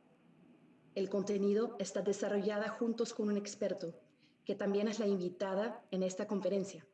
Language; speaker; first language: Spanish; non-native, fluent; Dutch